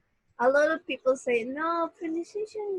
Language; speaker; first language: English; non-native, learner; Spanish